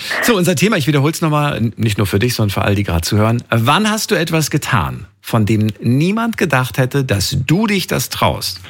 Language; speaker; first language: German; native; German